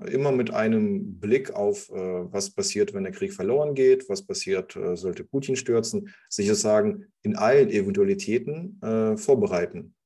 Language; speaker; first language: German; non-native, fluent; Russian